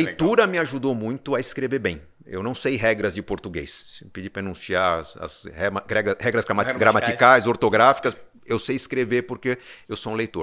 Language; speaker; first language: Portuguese; native; Portuguese